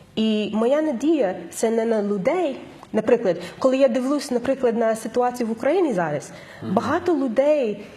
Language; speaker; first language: Ukrainian; non-native, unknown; English